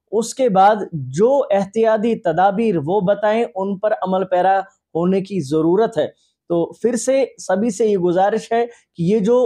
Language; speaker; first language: Urdu; non-native, local second language; Kashmiri